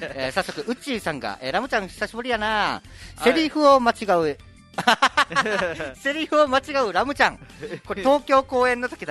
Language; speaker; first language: Japanese; native; Japanese